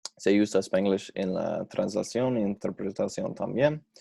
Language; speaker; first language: Spanish; non-native, learner; English